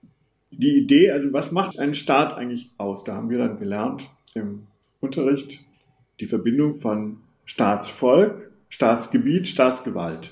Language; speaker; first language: German; native; German